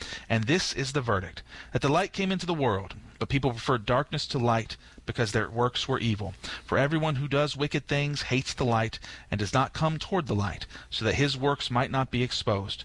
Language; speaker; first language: English; native; English